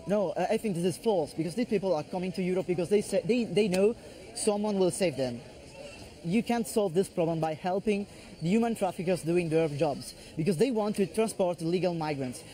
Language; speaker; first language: English; non-native, fluent; Italian